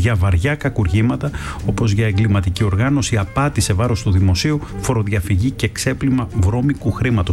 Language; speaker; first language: Greek; native; Greek